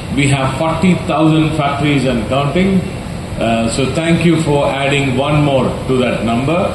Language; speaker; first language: English; non-native, local second language; Tamil